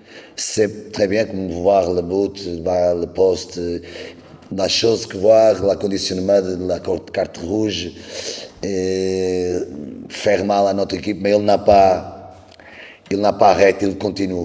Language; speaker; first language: French; non-native, learner; Portuguese